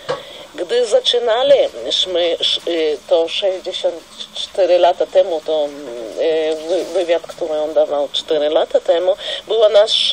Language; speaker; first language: Polish; non-native, fluent; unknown